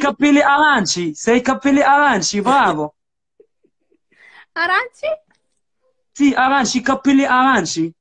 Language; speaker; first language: Italian; non-native, learner; Arabic